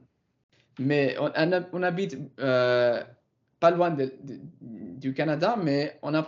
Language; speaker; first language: French; non-native, fluent; English